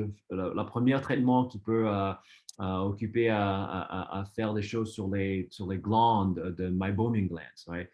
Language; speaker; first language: French; non-native, fluent; English